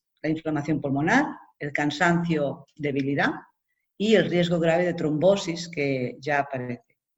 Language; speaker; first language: Spanish; native; Spanish